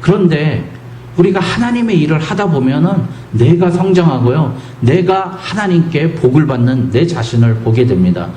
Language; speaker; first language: Korean; native; Korean